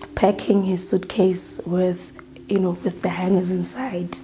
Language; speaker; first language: English; non-native, local second language; Southern Sotho